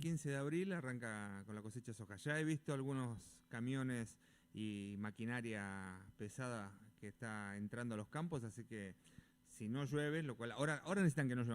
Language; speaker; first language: Spanish; native; Spanish